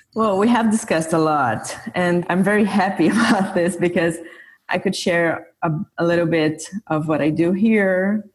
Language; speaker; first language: English; non-native, fluent; Portuguese